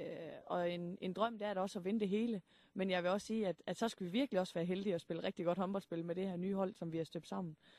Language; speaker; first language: Danish; native; Danish